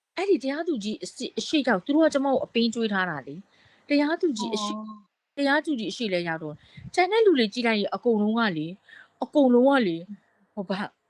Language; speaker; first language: Burmese; native; Burmese